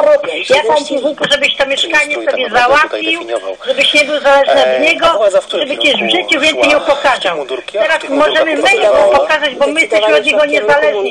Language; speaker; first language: Polish; native; Polish